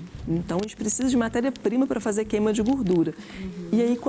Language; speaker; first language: Portuguese; native; Portuguese